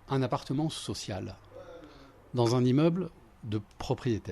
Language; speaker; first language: French; native; French